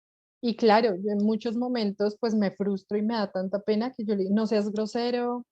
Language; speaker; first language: Spanish; native; Spanish